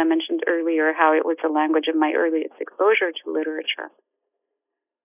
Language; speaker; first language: English; non-native, fluent; Arabic